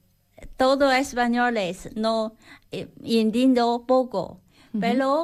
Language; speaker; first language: Spanish; non-native, learner; Chinese